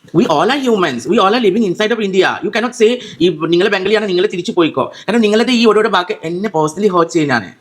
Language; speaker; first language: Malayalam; non-native, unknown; Assamese